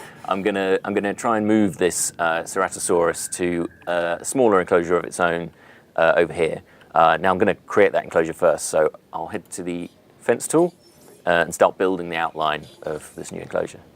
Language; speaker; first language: English; native; English